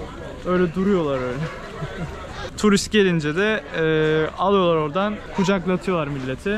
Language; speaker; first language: Turkish; native; Turkish